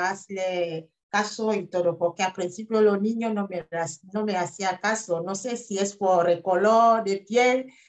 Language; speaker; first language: Spanish; non-native, fluent; French